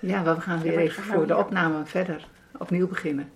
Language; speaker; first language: Dutch; native; Dutch